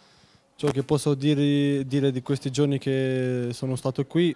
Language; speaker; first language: Italian; non-native, fluent; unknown